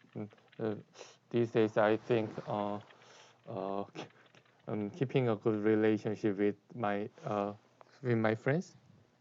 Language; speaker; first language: English; non-native, learner; Korean